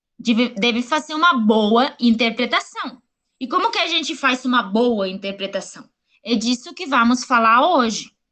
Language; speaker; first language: Portuguese; non-native, fluent; Spanish